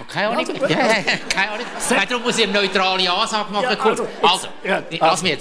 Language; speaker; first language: German; native; German